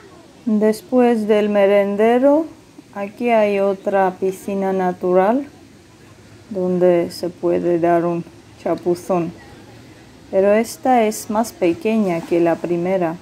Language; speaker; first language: Spanish; non-native, fluent; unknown